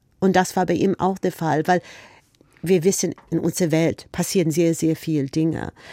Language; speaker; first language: German; non-native, fluent; English